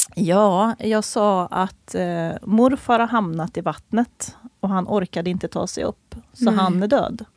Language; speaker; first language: Swedish; native; Swedish